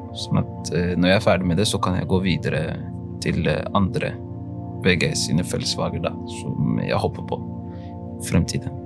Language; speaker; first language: Norwegian; early bilingual, other home language; Somali